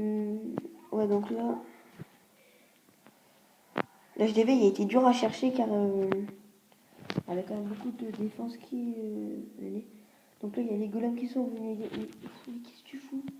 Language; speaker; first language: French; native; French